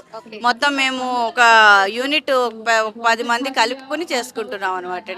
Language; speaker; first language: Telugu; native; Telugu